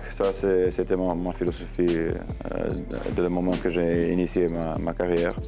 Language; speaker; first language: French; non-native, learner; Portuguese